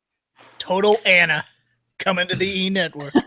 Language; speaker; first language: English; native; English